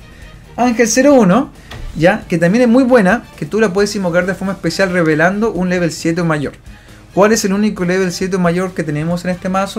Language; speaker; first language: Spanish; native; Spanish